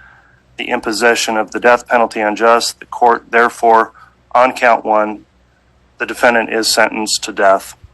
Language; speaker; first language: English; native; English